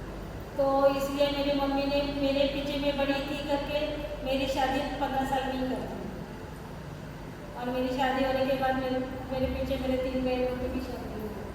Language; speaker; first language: Hindi; non-native, local second language; Marathi